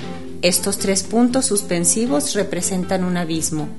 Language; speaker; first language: Spanish; native; Spanish